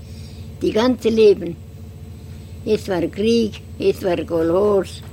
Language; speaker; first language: German; non-native, learner; Estonian